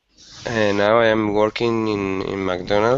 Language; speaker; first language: English; non-native, learner; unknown